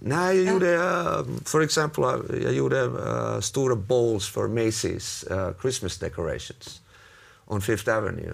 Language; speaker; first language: Swedish; non-native, local second language; Finnish